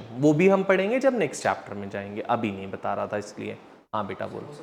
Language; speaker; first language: Hindi; native; Hindi